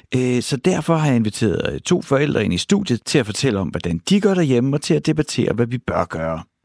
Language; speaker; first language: Danish; native; Danish